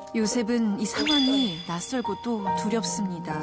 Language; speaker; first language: Korean; native; Korean